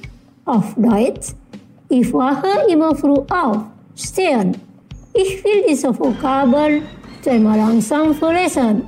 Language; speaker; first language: German; non-native, fluent; Indonesian